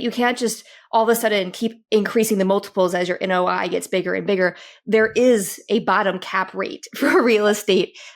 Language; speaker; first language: English; native; English